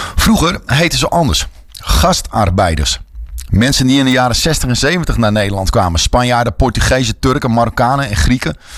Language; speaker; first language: Dutch; native; Dutch